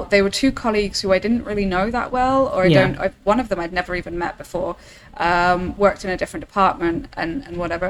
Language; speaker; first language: English; native; English